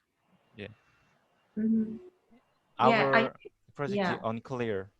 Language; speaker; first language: English; non-native, learner; Korean